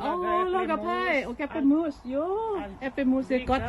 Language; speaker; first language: Swedish; non-native, learner; Thai